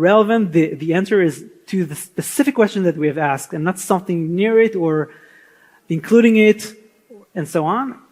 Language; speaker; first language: English; non-native, fluent; Hebrew